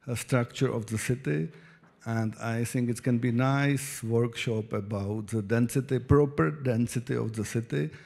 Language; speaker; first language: English; non-native, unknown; Czech